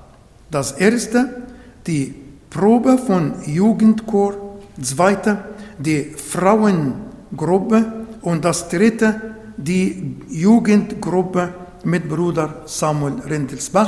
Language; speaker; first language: German; non-native, fluent; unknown